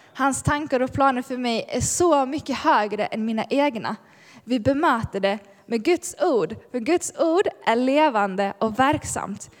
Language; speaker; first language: Swedish; native; Swedish